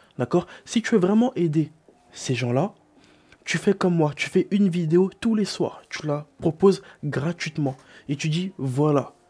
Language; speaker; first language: French; native; French